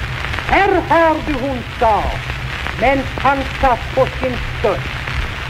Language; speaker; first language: Swedish; native; Swedish